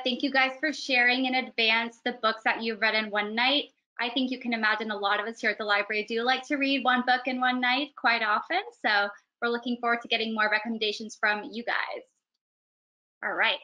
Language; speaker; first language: English; native; English